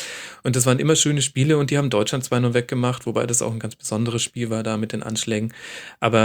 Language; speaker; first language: German; native; German